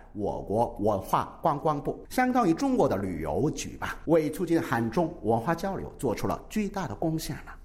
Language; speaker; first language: Chinese; non-native, fluent; Korean